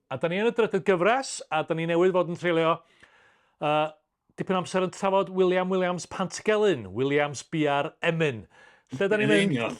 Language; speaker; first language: Welsh; native; Welsh